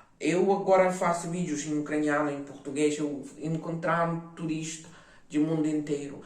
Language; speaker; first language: Portuguese; non-native, local second language; Ukrainian